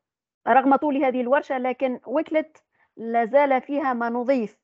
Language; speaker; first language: Arabic; native; Arabic